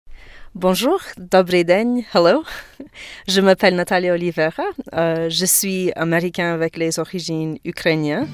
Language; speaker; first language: French; non-native, fluent; English